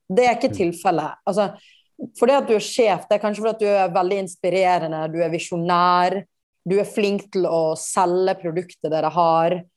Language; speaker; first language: Norwegian; native; Norwegian